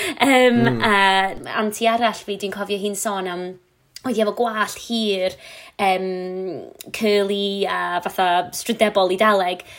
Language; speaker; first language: Welsh; non-native, local second language; English